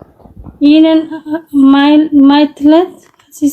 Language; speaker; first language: German; non-native, learner; Somali